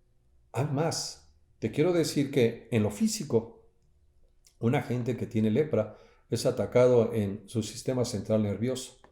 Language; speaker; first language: Spanish; native; Spanish